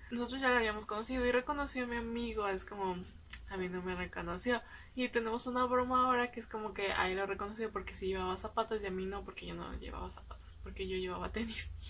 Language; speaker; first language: Spanish; native; Spanish